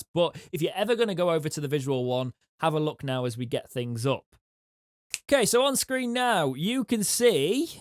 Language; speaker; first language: English; native; English